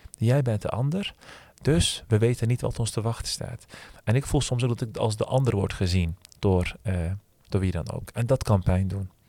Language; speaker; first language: Dutch; early bilingual, other home language; Turkish